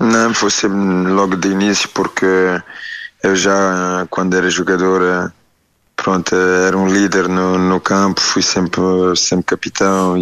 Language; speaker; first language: Portuguese; early bilingual, heritage; French